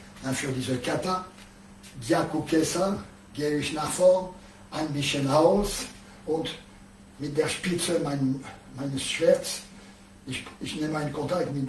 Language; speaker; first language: German; non-native, learner; French